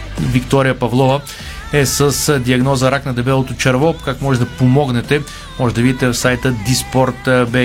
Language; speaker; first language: Bulgarian; native; Bulgarian